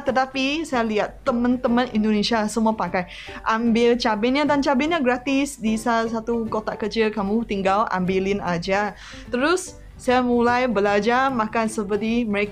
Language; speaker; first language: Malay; non-native, local second language; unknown